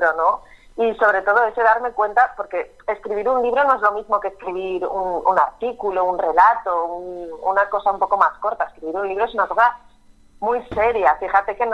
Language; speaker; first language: Spanish; native; Spanish